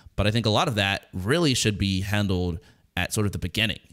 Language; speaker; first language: English; native; English